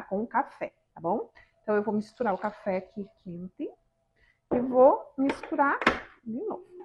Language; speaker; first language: Portuguese; native; Portuguese